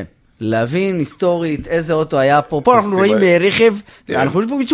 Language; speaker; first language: Hebrew; native; Hebrew